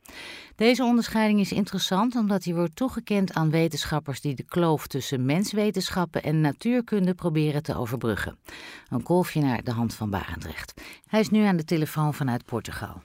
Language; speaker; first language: Dutch; native; Dutch